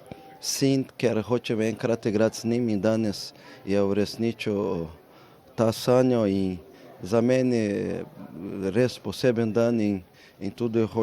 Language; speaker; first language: Slovenian; non-native, learner; Portuguese